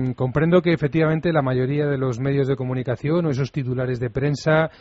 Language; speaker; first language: Spanish; native; Spanish